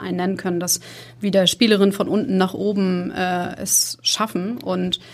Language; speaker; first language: German; native; German